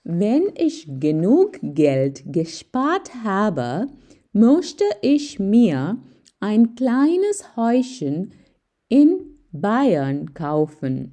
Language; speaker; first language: German; non-native, fluent; Malayalam